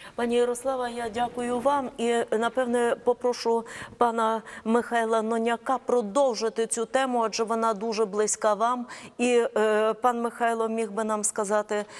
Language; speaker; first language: Ukrainian; native; Ukrainian